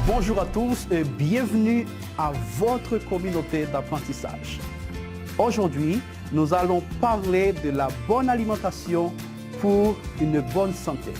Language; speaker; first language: French; non-native, fluent; Spanish